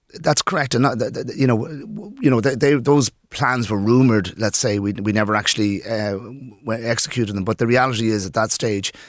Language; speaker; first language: English; native; English